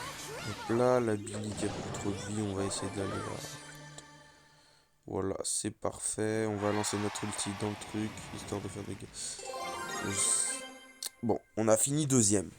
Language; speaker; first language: French; native; French